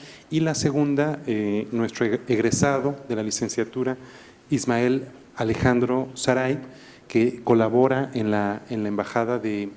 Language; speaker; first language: Spanish; native; Spanish